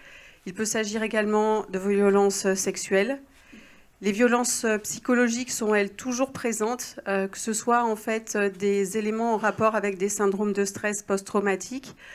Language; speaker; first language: French; native; French